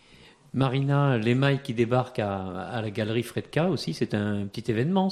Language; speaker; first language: French; native; French